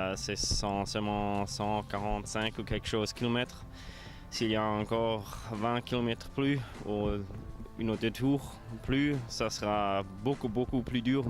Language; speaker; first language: French; non-native, local second language; Luxembourgish